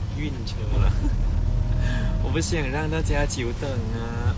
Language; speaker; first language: Chinese; non-native, learner; Thai